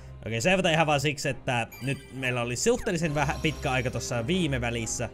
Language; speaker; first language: Finnish; native; Finnish